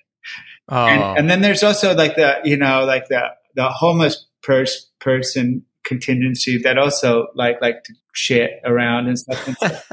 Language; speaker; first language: English; native; English